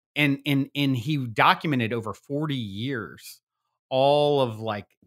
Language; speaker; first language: English; native; English